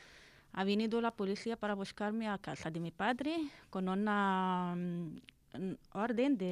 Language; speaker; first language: Spanish; non-native, learner; Arabic